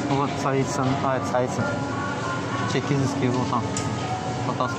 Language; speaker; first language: Russian; non-native, learner; Azerbaijani